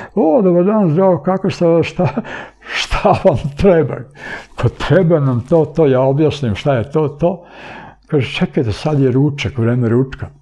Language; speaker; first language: Serbian; early bilingual, other home language; Bulgarian